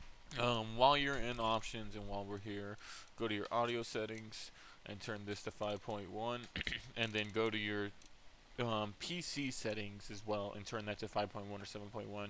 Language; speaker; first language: English; native; English